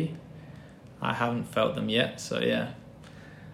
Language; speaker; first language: English; native; English